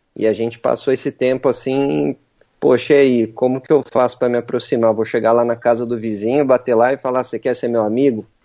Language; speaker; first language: Portuguese; native; Portuguese